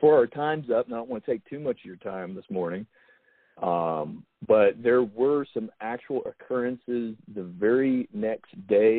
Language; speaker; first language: English; native; English